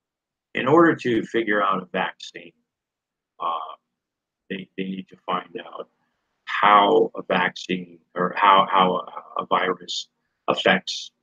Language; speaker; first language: English; native; English